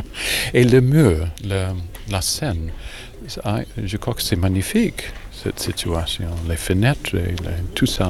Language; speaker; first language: French; non-native, learner; English